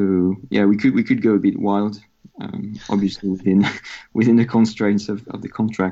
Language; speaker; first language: English; non-native, fluent; French